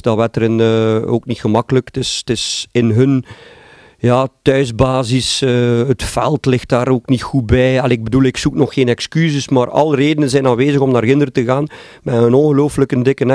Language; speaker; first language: Dutch; native; Dutch